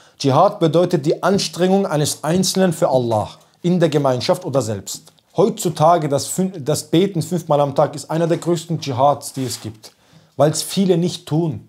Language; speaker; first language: German; early bilingual, other home language; Turkish